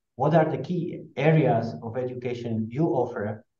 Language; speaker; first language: English; non-native, fluent; Slovak